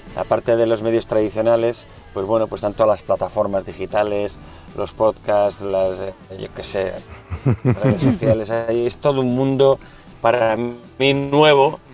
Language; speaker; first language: Spanish; native; Spanish